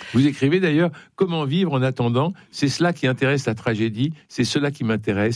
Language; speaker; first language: French; native; French